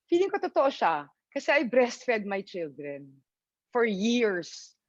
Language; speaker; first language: Filipino; native; Filipino